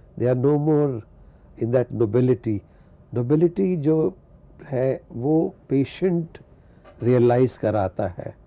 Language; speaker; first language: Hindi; early bilingual, other home language; Punjabi